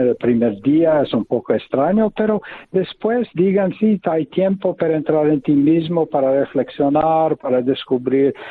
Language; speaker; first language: Spanish; non-native, fluent; English